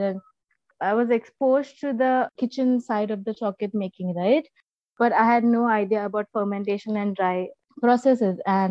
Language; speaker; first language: English; non-native, local second language; Marathi